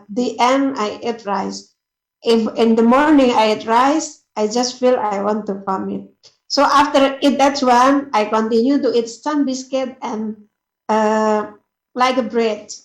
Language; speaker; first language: English; non-native, learner; Indonesian